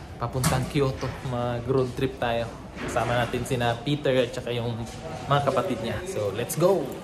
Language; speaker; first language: Filipino; native; Filipino